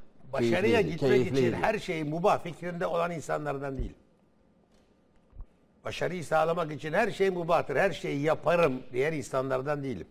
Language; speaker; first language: Turkish; native; Turkish